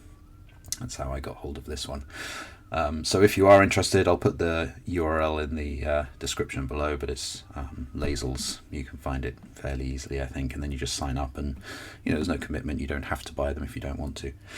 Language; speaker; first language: English; native; English